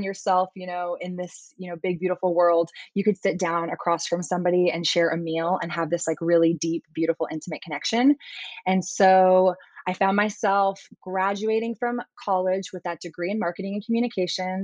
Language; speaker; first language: English; native; English